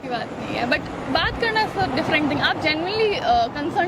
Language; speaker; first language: Hindi; native; Hindi